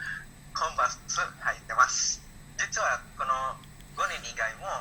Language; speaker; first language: Japanese; non-native, learner; Indonesian